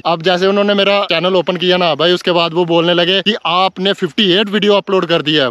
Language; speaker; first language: Hindi; native; Hindi